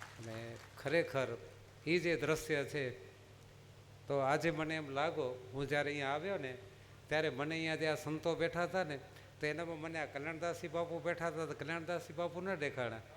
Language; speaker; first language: Gujarati; native; Gujarati